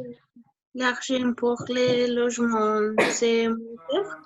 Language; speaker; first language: French; non-native, learner; Spanish